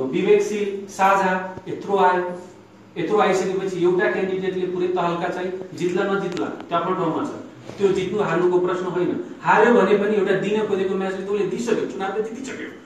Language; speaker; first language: Nepali; non-native, local second language; Maithili